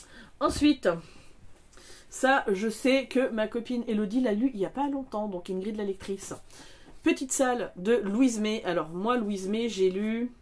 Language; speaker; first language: French; native; French